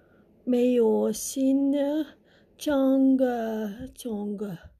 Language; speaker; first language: Chinese; non-native, learner; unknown